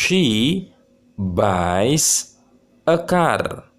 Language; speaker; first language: English; non-native, learner; Indonesian